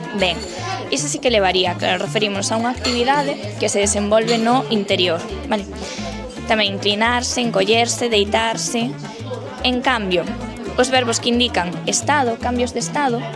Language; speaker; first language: Galician; native; Galician